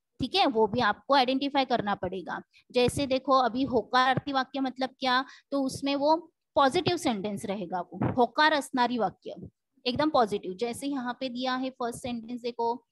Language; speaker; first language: Hindi; non-native, local second language; Marathi